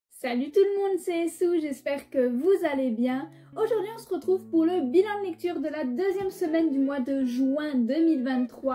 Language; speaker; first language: French; native; French